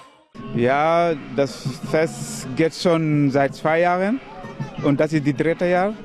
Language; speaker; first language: German; non-native, learner; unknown